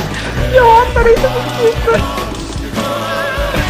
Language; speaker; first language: Swedish; native; Swedish